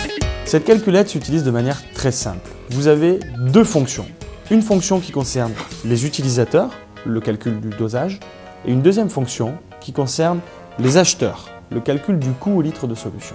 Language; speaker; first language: French; native; French